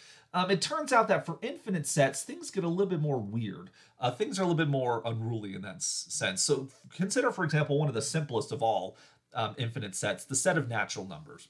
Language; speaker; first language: English; native; English